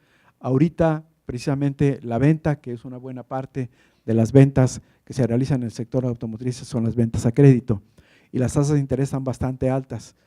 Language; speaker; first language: Spanish; native; Spanish